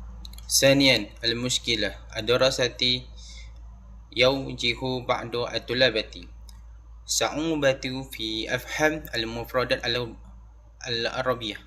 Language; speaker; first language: Arabic; non-native, learner; Malay